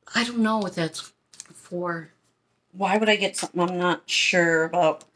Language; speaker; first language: English; native; English